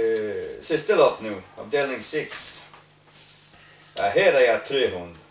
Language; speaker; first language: Swedish; non-native, learner; English